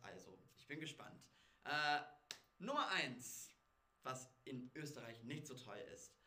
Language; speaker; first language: German; non-native, fluent; English